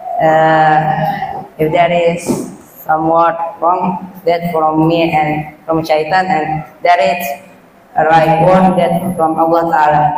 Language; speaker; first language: English; non-native, learner; Indonesian